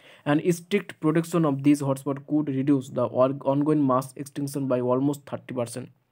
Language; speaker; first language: English; non-native, local second language; Bangla